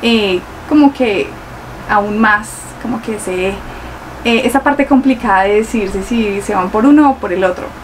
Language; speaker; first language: Spanish; native; Spanish